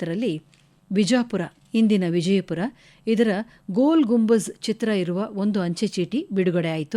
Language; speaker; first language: Kannada; native; Kannada